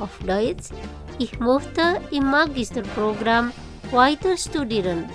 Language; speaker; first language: German; non-native, fluent; Indonesian